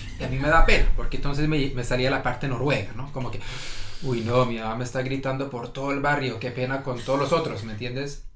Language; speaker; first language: Spanish; early bilingual, heritage; Norwegian